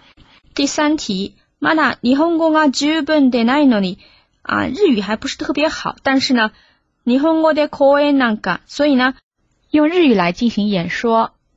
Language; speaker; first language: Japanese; non-native, fluent; Chinese